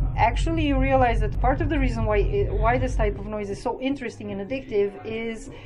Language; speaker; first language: English; non-native, fluent; Romanian